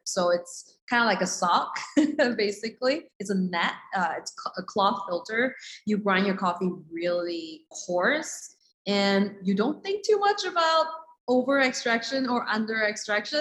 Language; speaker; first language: English; non-native, local second language; Chinese